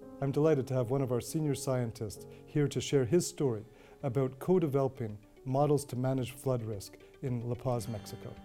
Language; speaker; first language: English; native; English